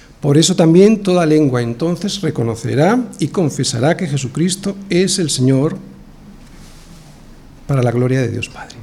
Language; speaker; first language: Spanish; native; Spanish